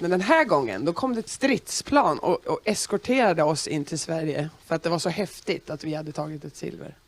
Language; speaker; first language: Swedish; native; Swedish